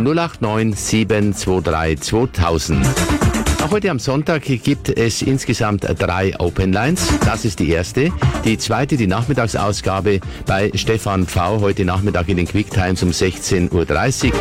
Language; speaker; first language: German; native; German